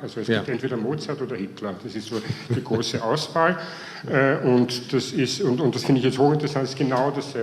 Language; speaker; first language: German; native; German